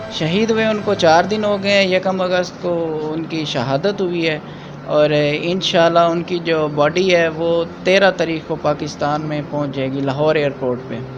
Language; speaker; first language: Urdu; non-native, local second language; Punjabi